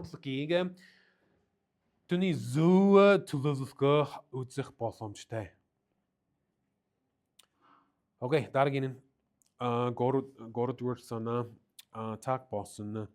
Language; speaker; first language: Mongolian; non-native, learner; English